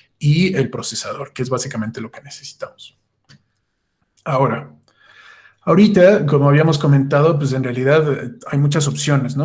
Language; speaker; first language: Spanish; native; Spanish